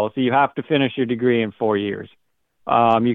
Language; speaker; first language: English; native; English